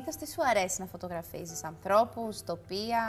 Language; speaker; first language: Greek; native; Greek